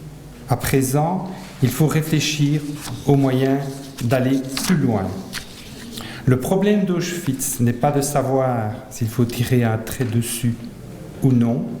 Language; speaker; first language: French; native; French